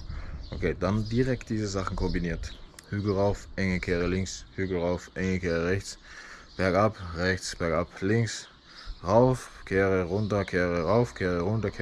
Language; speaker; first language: German; native; German